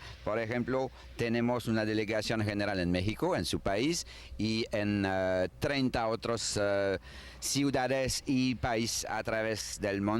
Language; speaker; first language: Spanish; non-native, learner; French